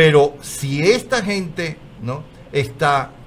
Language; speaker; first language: Spanish; native; Spanish